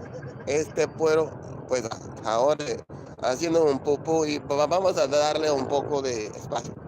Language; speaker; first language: Spanish; non-native, learner; English